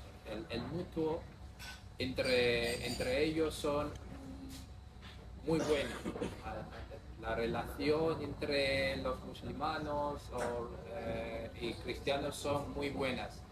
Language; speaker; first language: Spanish; non-native, fluent; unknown